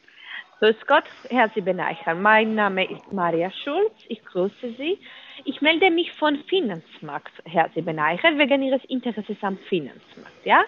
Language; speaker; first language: German; non-native, learner; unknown